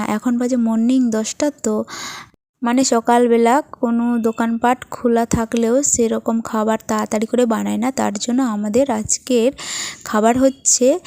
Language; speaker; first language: Bangla; non-native, local second language; Santali